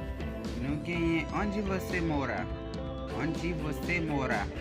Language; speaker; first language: Portuguese; non-native, learner; Haitian Creole